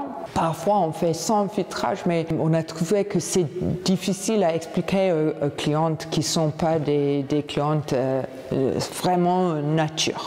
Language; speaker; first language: French; non-native, fluent; English